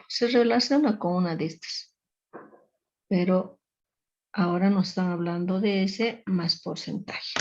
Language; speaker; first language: Spanish; native; Spanish